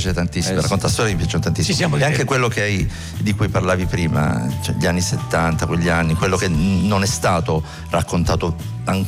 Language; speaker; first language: Italian; native; Italian